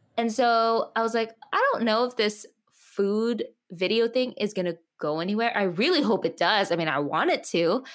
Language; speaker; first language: English; early bilingual, other home language; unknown